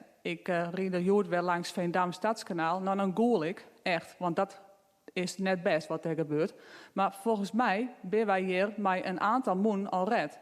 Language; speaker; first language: Dutch; non-native, local second language; Western Frisian